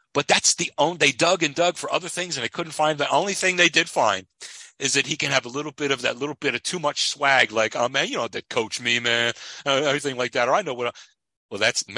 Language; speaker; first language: English; native; English